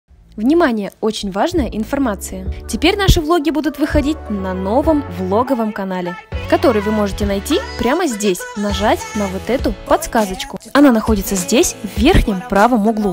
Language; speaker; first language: Russian; native; Russian